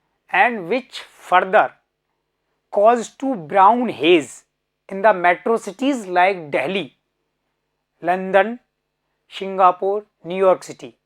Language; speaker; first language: English; non-native, local second language; Hindi